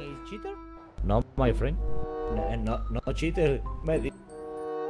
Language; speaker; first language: English; non-native, learner; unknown